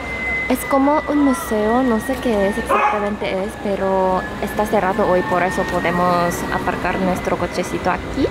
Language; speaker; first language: Spanish; non-native, fluent; Korean